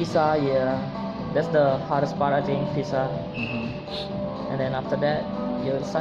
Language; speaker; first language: English; non-native, fluent; Indonesian